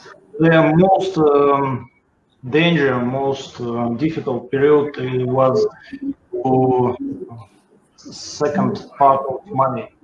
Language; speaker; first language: English; non-native, learner; Russian